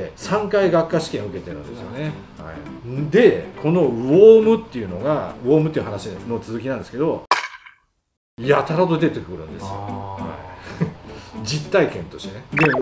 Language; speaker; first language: Japanese; native; Japanese